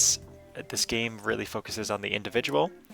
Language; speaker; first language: English; native; English